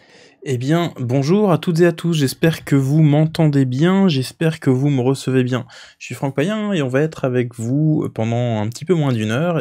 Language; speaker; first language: French; native; French